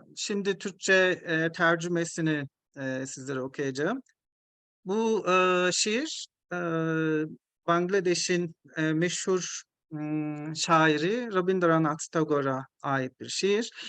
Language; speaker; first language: Turkish; non-native, fluent; Bangla